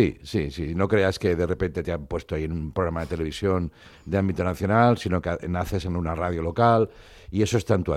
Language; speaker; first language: Spanish; non-native, local second language; Catalan